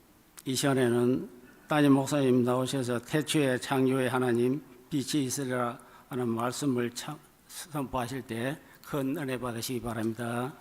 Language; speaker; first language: Korean; native; Korean